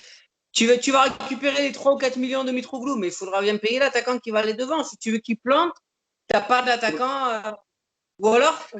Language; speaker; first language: French; native; French